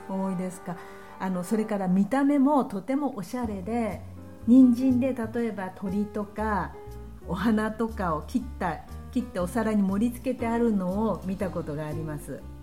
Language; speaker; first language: Japanese; native; Japanese